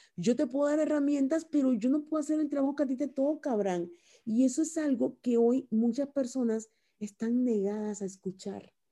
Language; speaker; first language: Spanish; native; Spanish